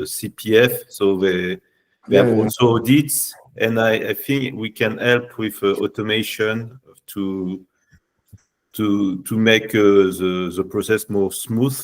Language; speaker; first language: English; non-native, learner; French